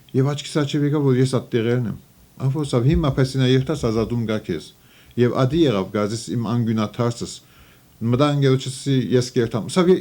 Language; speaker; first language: Armenian; early bilingual, heritage; Armenian